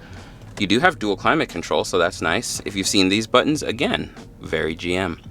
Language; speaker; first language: English; native; English